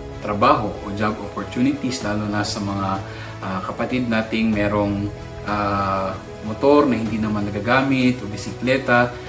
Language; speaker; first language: Filipino; non-native, local second language; Bikol